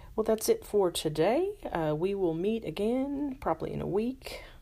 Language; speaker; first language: English; native; English